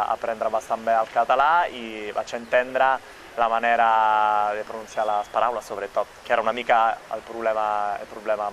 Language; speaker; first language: Catalan; non-native, fluent; Italian